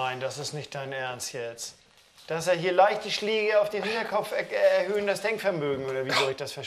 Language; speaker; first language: German; native; German